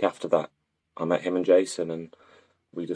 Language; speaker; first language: English; native; English